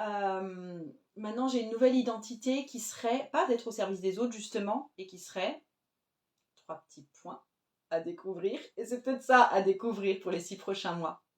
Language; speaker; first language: French; native; French